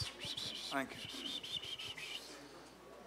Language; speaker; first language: English; native; English